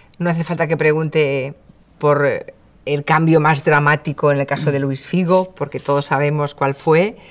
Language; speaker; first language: Spanish; native; Spanish